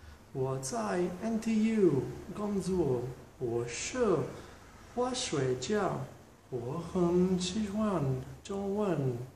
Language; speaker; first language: Chinese; non-native, learner; Italian